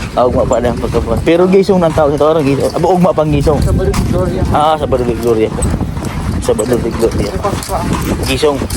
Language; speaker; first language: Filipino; non-native, local second language; Cebuano